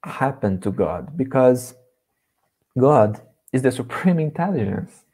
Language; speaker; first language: English; non-native, learner; Portuguese